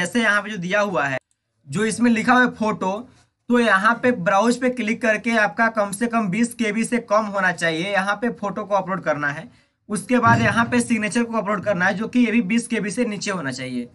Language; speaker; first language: Hindi; native; Hindi